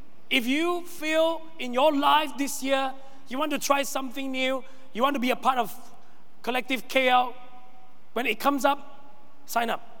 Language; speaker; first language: English; non-native, local second language; Chinese